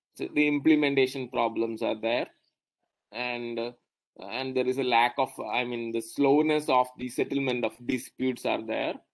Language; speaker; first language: English; non-native, local second language; Malayalam